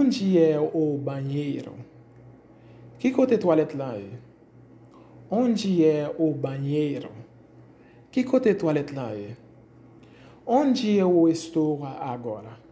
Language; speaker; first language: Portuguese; non-native, fluent; Haitian Creole